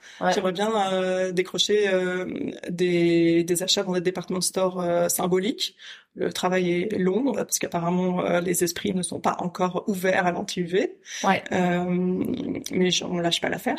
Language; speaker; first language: French; native; French